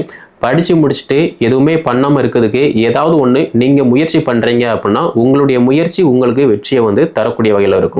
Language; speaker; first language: Tamil; native; Tamil